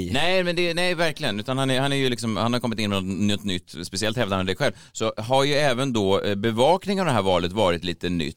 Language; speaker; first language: Swedish; native; Swedish